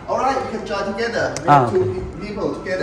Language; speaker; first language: English; non-native, learner; Thai